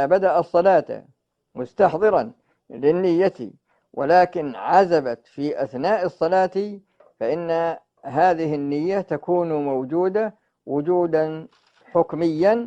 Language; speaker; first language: Arabic; native; Arabic